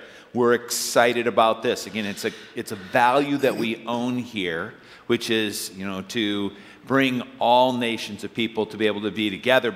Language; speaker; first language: English; native; English